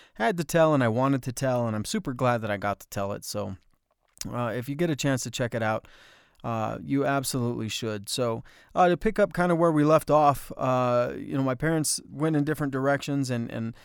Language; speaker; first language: English; native; English